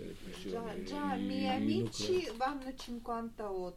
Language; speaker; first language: Italian; non-native, learner; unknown